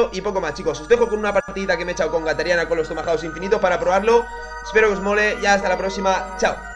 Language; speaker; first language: Spanish; native; Spanish